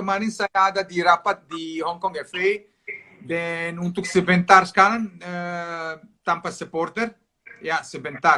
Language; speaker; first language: Indonesian; non-native, fluent; Serbian